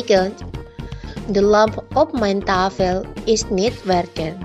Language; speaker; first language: Dutch; non-native, learner; Indonesian